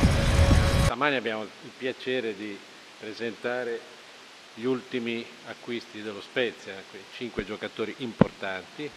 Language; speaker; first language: Italian; native; Italian